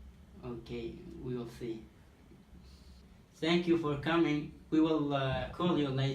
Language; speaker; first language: English; non-native, learner; Turkish